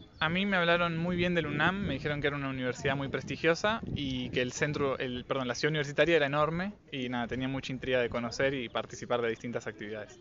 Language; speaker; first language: Spanish; native; Spanish